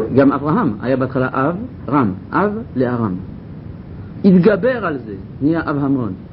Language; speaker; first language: Hebrew; non-native, fluent; French